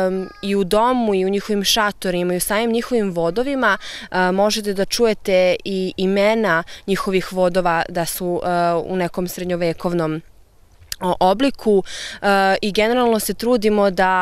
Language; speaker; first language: Croatian; native; Croatian